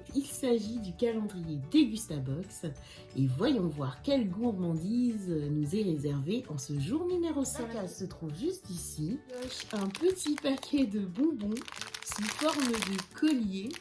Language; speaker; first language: French; native; French